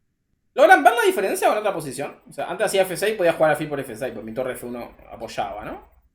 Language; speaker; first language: Spanish; native; Spanish